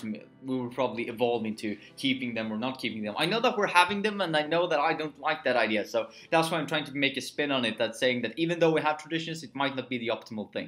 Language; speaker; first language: English; non-native, fluent; Swedish